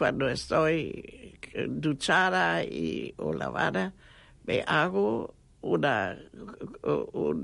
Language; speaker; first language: Spanish; non-native, fluent; German